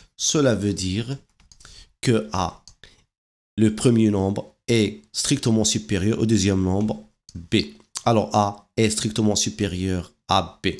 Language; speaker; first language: French; non-native, local second language; Arabic